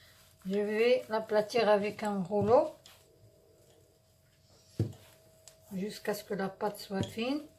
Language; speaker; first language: French; non-native, local second language; Arabic